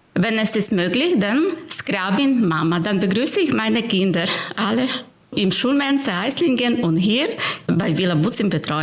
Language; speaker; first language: German; non-native, fluent; Ukrainian